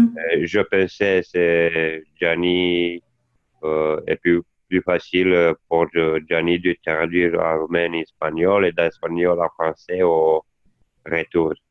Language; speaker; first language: French; non-native, learner; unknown